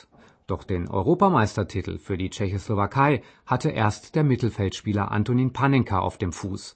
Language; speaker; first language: German; native; German